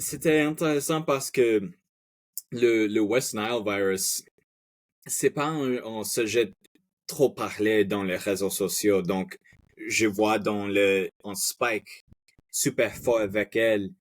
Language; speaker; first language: French; non-native, fluent; Spanish